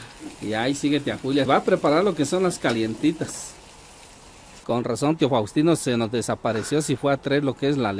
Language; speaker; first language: Spanish; native; Spanish